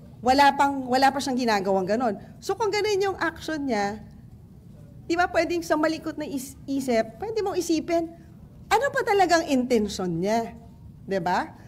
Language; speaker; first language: Filipino; native; Filipino